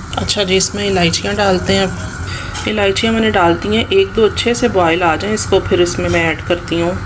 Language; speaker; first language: Urdu; non-native, local second language; Punjabi